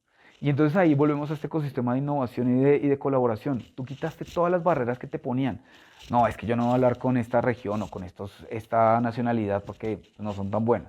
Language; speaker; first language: Spanish; native; Spanish